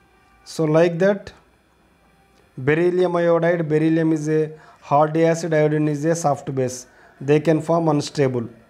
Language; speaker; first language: English; non-native, local second language; Telugu